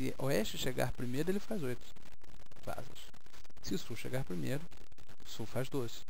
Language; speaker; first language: Portuguese; native; Portuguese